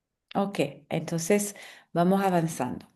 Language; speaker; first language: Spanish; non-native, fluent; French